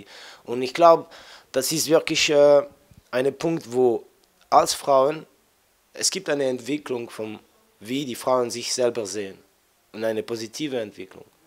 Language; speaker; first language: German; non-native, fluent; French